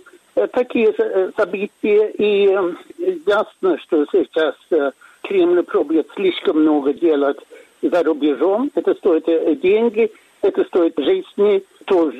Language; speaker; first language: Russian; non-native, fluent; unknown